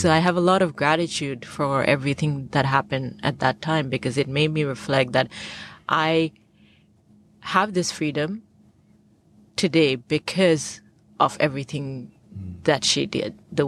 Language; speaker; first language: English; non-native, local second language; Bangla